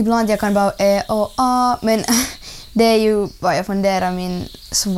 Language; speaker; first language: Swedish; early bilingual, other home language; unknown